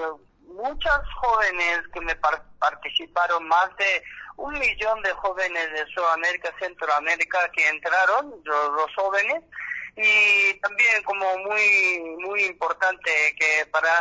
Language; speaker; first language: Spanish; non-native, learner; Korean